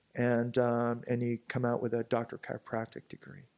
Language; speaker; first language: English; native; English